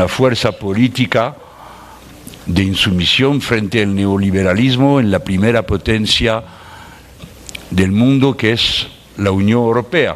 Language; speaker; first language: Spanish; non-native, fluent; French